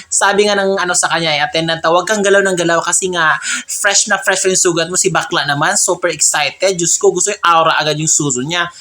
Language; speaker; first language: Filipino; non-native, local second language; Cebuano